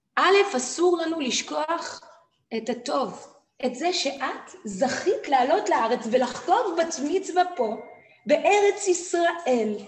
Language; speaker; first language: Hebrew; native; Hebrew